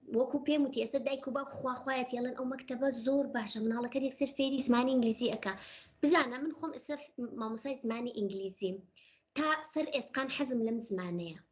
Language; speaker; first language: Central Kurdish; non-native, local second language; Gurani